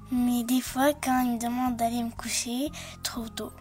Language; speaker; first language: French; early bilingual, other home language; Arabic